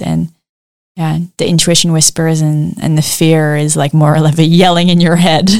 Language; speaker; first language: English; early bilingual, other home language; Dutch